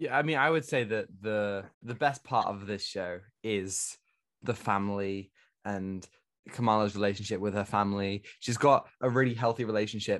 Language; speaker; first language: English; native; English